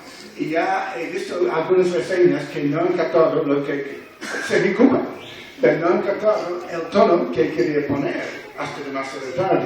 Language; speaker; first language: Spanish; non-native, fluent; English